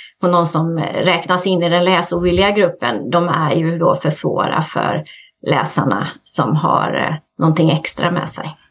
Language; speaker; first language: Swedish; native; Swedish